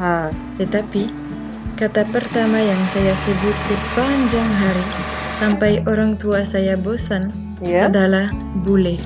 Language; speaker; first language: Indonesian; non-native, fluent; French